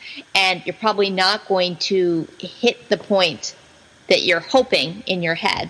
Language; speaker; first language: English; native; English